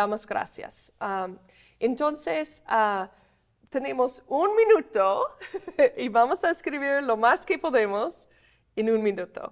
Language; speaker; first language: Spanish; non-native, fluent; English